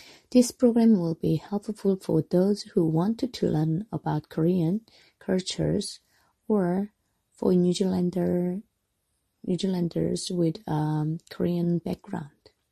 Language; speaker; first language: English; non-native, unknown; Korean